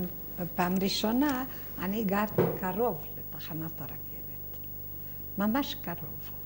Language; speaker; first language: Hebrew; non-native, fluent; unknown